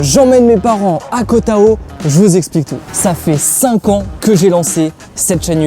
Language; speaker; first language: French; native; French